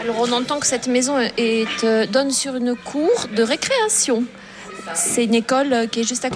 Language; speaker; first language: French; native; French